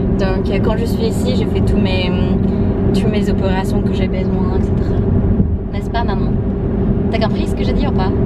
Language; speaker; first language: French; non-native, fluent; English